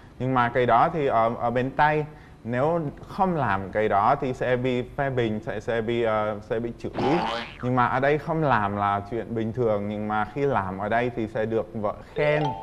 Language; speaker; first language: Vietnamese; non-native, fluent; Czech